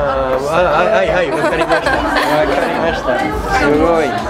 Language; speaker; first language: Japanese; non-native, learner; English